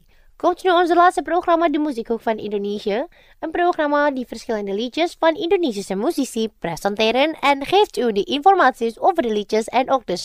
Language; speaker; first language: Dutch; non-native, fluent; Indonesian